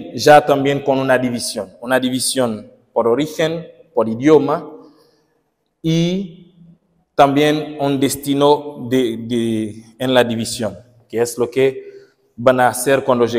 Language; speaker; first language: Spanish; non-native, fluent; Haitian Creole